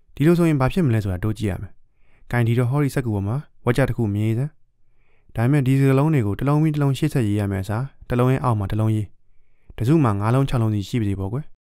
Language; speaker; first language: Burmese; native; Burmese